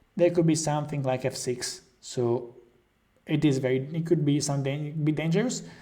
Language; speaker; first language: English; non-native, fluent; Italian